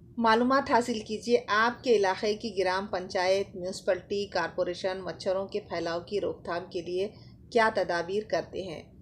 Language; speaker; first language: Urdu; native; Urdu